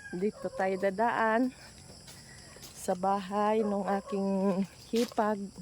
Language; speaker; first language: Filipino; non-native, local second language; Hiligaynon